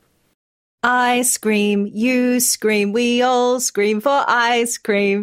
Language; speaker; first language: English; native; English